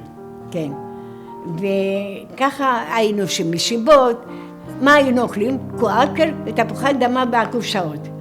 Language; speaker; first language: Hebrew; non-native, fluent; Greek